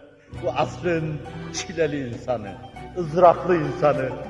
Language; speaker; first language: Turkish; native; Turkish